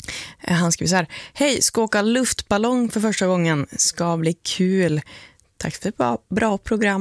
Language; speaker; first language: Swedish; native; Swedish